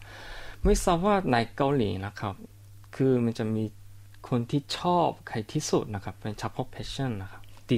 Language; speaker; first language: Thai; non-native, fluent; Korean